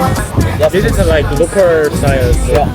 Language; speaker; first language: English; non-native, learner; Korean